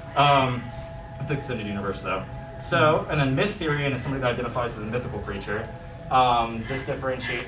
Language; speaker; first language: English; native; English